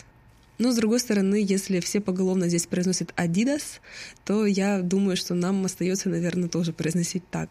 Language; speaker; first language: Russian; native; Russian